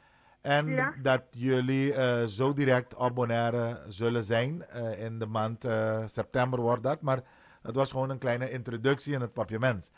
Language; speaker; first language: Dutch; non-native, local second language; Papiamento